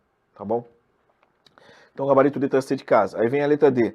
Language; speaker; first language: Portuguese; native; Portuguese